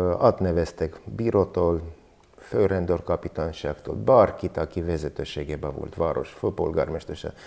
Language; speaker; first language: Hungarian; non-native, learner; Armenian